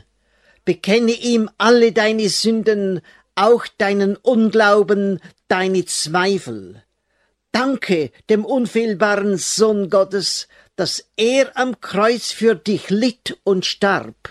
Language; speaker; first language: German; native; German